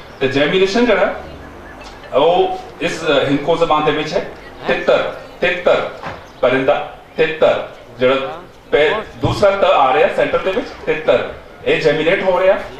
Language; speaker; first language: Punjabi; non-native, local second language; Pashto